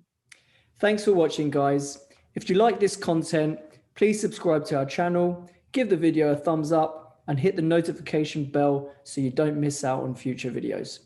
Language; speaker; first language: English; native; English